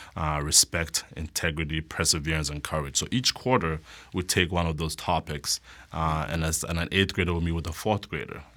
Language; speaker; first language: English; non-native, local second language; Akan